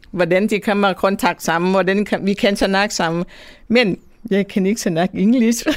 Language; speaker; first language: Danish; non-native, learner; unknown